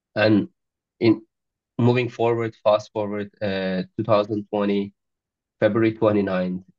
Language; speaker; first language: English; non-native, fluent; Azerbaijani